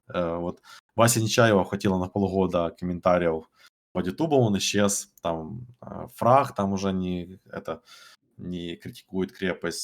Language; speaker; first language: Russian; native; Russian